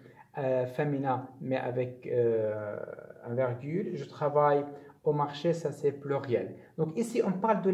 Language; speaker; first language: French; non-native, fluent; Arabic